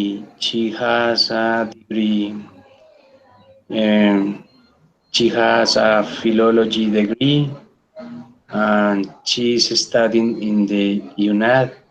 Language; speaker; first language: English; non-native, learner; Spanish